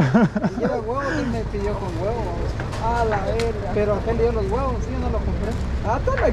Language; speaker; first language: Spanish; native; Spanish